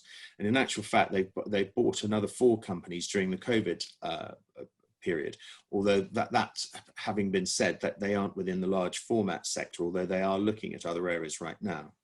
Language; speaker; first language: English; native; English